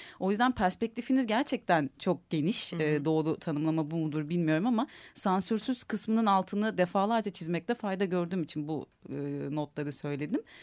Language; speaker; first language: Turkish; native; Turkish